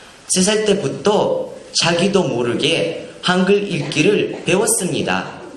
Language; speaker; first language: Korean; non-native, learner; Russian